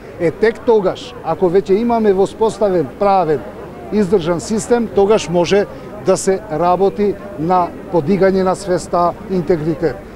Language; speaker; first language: Macedonian; non-native, local second language; Albanian